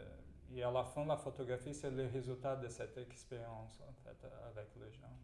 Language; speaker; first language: French; non-native, fluent; Portuguese